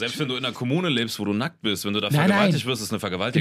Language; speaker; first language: German; native; German